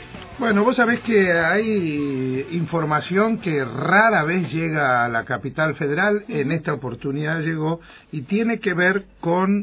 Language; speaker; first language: Spanish; native; Spanish